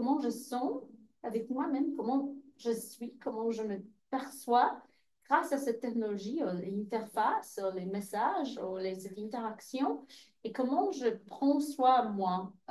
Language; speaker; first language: French; non-native, fluent; Polish